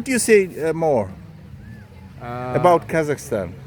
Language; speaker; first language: English; non-native, learner; Kazakh